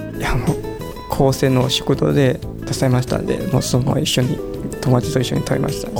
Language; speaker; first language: Japanese; non-native, fluent; Chinese